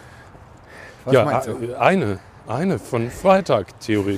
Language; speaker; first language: German; native; German